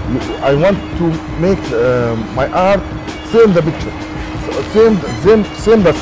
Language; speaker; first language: English; non-native, learner; Arabic